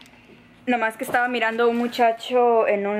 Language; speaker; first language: Spanish; native; Spanish